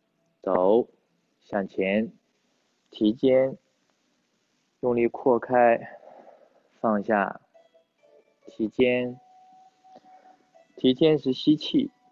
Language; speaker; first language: Chinese; native; Chinese